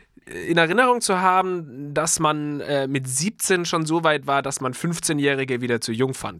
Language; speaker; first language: German; native; German